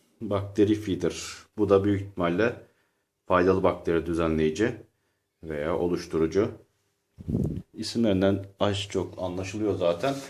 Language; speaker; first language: Turkish; native; Turkish